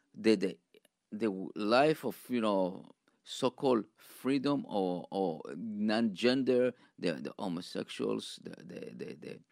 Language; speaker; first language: English; non-native, fluent; Hebrew